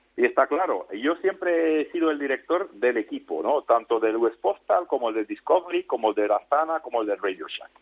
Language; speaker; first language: Spanish; non-native, fluent; Dutch